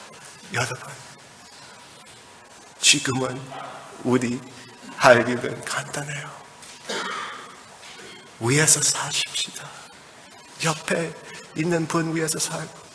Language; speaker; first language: Korean; early bilingual, heritage; Korean